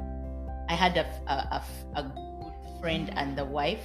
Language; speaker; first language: English; non-native, local second language; Ganda